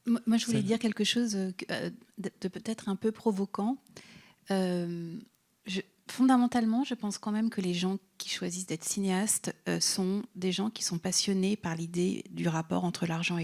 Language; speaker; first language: French; native; French